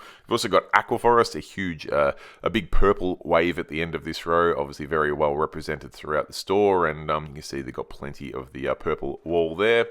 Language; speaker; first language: English; native; English